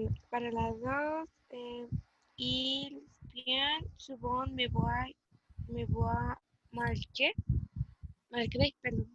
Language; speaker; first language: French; non-native, learner; Spanish